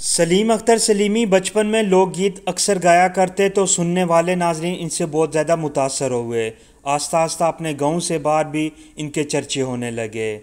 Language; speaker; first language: Urdu; non-native, local second language; Punjabi